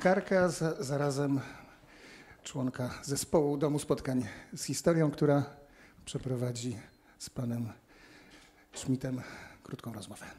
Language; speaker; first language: Polish; native; Polish